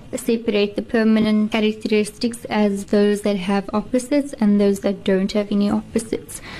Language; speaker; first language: English; native; English